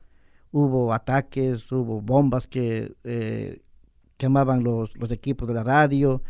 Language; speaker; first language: Spanish; native; Spanish